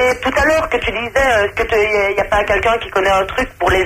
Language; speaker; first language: French; native; French